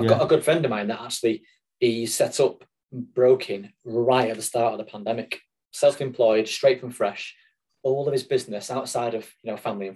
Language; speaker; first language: English; native; English